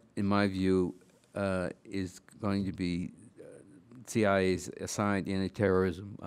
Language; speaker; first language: English; native; English